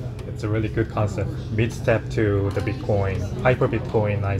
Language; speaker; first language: English; non-native, fluent; Korean